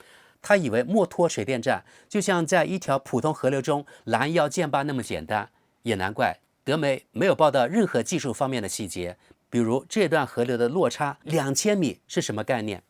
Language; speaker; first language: Chinese; native; Chinese